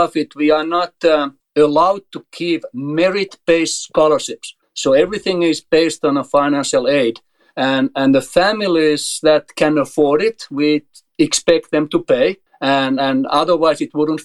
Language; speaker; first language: English; non-native, fluent; Finnish